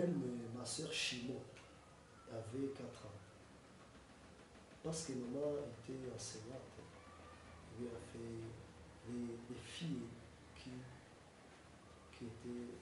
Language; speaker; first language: French; non-native, learner; Kinyarwanda